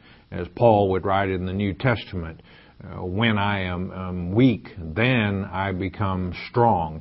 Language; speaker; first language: English; native; English